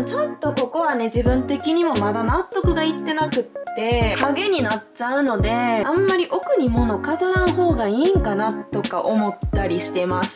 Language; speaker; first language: Japanese; native; Japanese